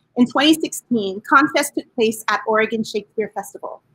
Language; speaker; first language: English; native; English